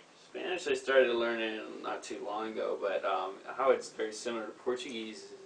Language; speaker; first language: English; native; English